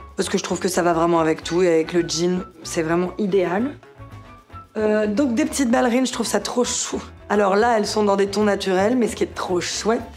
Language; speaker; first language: French; native; French